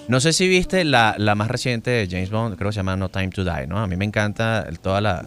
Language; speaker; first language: Spanish; native; Spanish